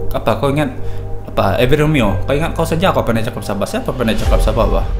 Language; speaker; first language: Malay; non-native, local second language; Iban